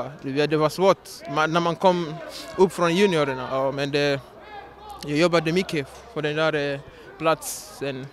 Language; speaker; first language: Swedish; non-native, learner; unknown